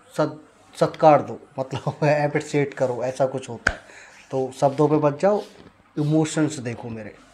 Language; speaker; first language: Hindi; native; Hindi